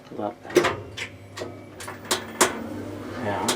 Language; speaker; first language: English; non-native, learner; Finnish